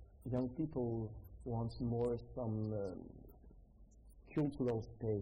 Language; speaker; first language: English; non-native, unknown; French